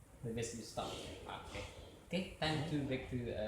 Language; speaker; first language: English; non-native, learner; Indonesian